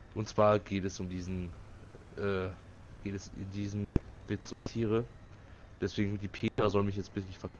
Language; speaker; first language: German; native; German